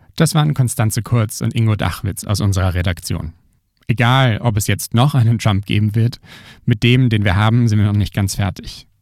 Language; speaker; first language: German; native; German